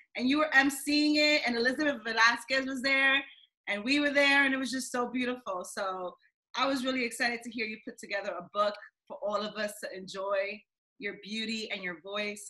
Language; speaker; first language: English; early bilingual, other home language; Spanish